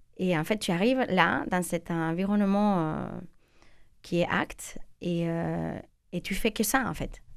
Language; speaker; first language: French; non-native, fluent; Spanish